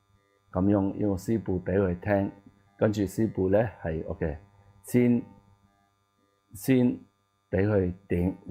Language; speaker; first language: Cantonese; non-native, learner; Tibetan